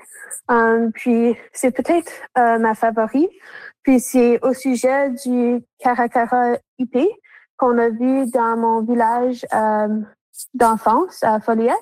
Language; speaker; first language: French; native; French